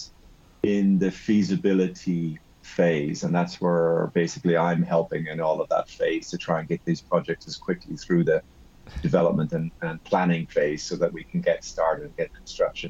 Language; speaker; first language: English; native; English